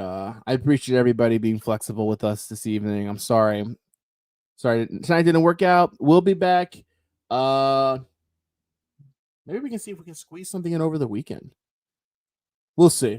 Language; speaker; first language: English; native; English